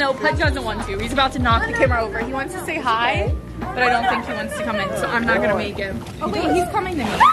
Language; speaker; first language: English; native; English